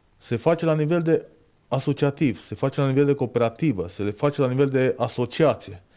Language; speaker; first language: Romanian; native; Romanian